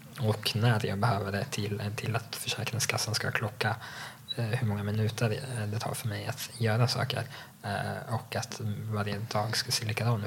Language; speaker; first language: Swedish; native; Swedish